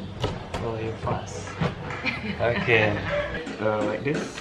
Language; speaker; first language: English; non-native, learner; Balinese